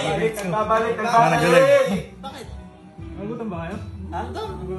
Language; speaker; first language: Filipino; native; Filipino